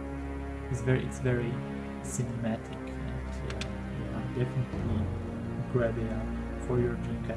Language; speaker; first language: English; non-native, fluent; German